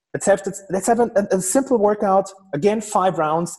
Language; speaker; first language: English; non-native, fluent; German